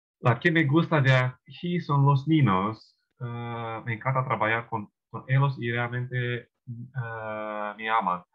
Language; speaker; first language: Spanish; non-native, learner; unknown